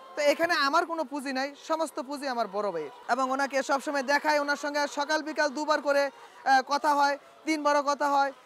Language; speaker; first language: Bangla; native; Bangla